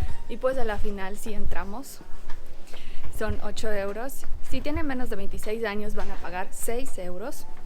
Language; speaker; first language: Spanish; non-native, fluent; German